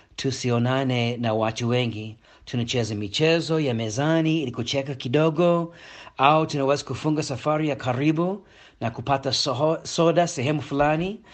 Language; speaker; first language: Swahili; non-native, fluent; English